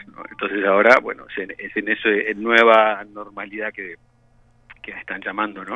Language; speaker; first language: Spanish; native; Spanish